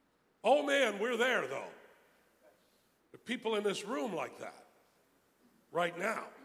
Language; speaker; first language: English; native; English